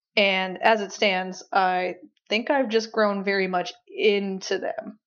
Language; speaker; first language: English; native; English